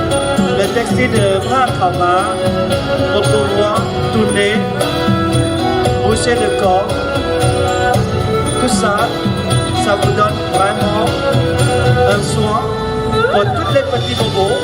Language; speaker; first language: French; non-native, fluent; Thai